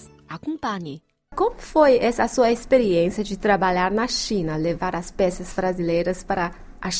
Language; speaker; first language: Portuguese; non-native, fluent; Chinese